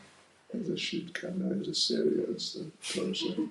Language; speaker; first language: Russian; non-native, learner; English